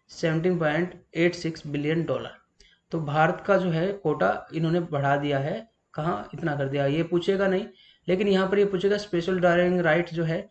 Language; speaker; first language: Hindi; native; Hindi